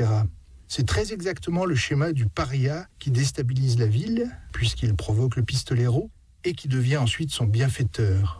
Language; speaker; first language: French; native; French